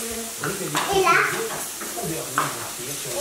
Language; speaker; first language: French; native; French